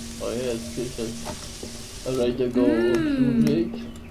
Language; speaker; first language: Polish; native; Polish